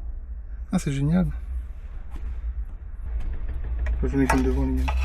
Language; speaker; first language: French; native; French